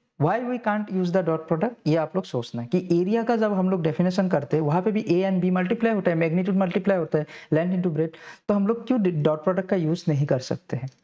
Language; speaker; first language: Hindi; non-native, local second language; Assamese